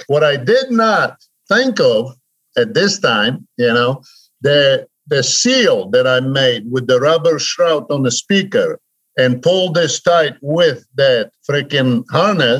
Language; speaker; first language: English; non-native, fluent; Polish